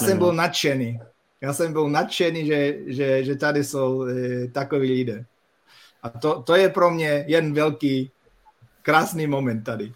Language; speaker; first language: Czech; non-native, fluent; Polish